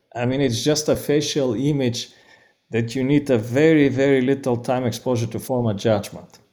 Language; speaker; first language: English; non-native, fluent; Bulgarian